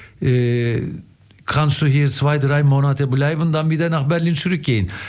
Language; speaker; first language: German; non-native, fluent; Turkish